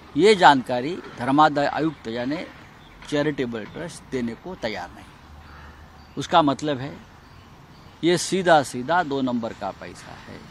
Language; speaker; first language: Hindi; non-native, local second language; Marathi